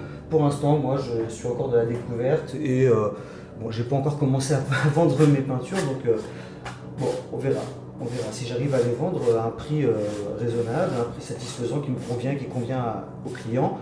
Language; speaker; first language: French; native; French